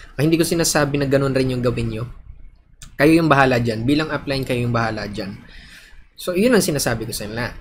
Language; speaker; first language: Filipino; native; Filipino